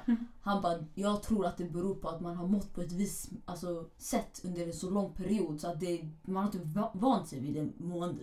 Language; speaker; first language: Swedish; early bilingual, other home language; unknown